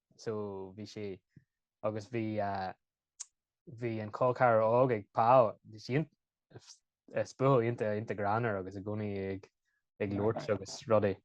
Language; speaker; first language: Irish; native; Irish